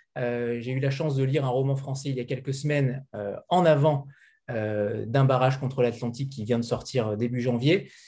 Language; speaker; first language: French; native; French